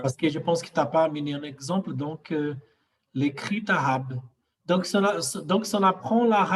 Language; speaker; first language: French; non-native, fluent; Portuguese